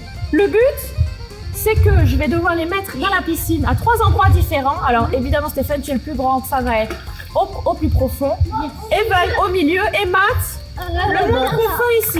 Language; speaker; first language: French; native; French